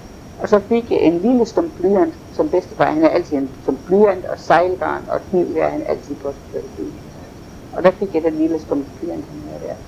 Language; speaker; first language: Danish; native; Danish